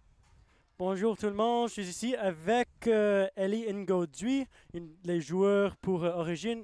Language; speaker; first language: French; non-native, learner; English